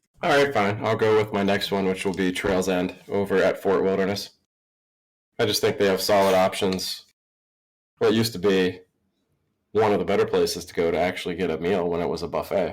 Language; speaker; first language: English; native; English